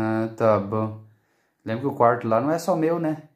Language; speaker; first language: Portuguese; native; Portuguese